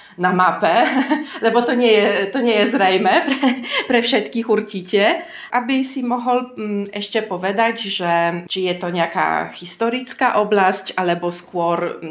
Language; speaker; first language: Slovak; non-native, fluent; Polish